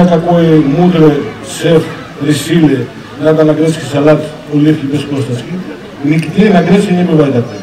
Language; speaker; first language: Russian; non-native, learner; Greek